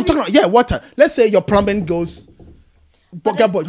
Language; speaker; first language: English; non-native, local second language; Akan